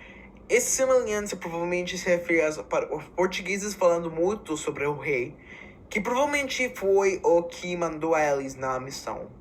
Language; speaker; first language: Portuguese; non-native, learner; English